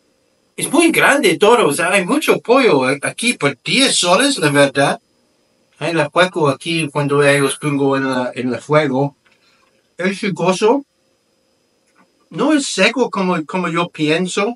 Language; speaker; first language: Spanish; non-native, learner; English